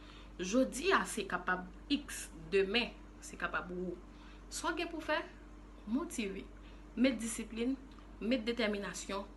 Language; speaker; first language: French; non-native, local second language; Haitian Creole